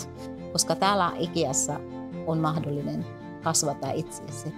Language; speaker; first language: Finnish; non-native, fluent; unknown